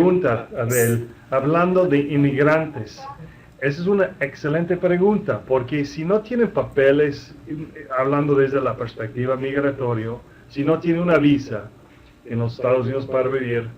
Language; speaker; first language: Spanish; non-native, fluent; English